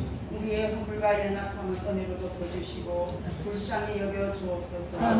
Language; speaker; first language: Korean; native; Korean